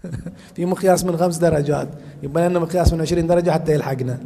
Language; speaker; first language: Arabic; native; Arabic